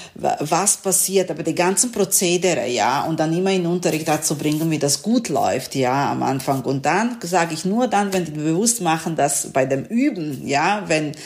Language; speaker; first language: German; non-native, learner; Serbian